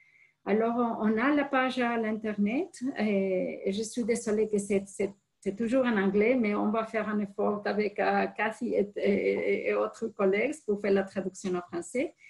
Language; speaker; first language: French; non-native, fluent; Spanish